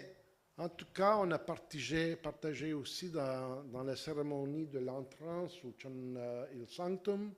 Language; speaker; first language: French; native; French